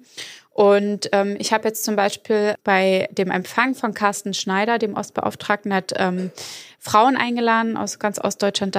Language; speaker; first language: German; early bilingual, other home language; Arabic